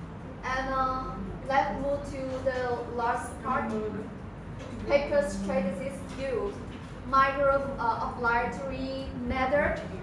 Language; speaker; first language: English; non-native, learner; Vietnamese